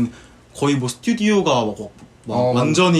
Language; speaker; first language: Korean; native; Korean